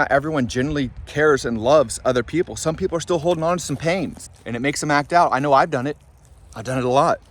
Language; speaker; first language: English; native; English